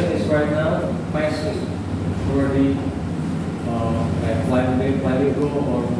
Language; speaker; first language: English; non-native, learner; Indonesian